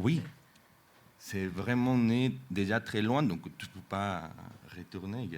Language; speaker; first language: French; non-native, fluent; Spanish